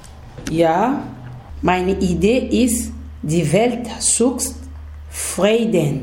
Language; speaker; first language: German; non-native, learner; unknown